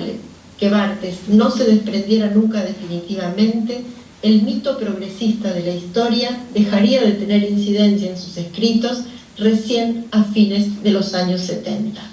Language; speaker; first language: Spanish; native; Spanish